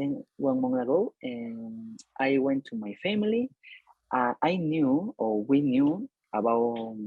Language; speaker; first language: English; non-native, learner; Spanish